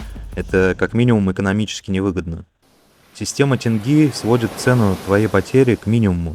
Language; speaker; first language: Russian; native; Russian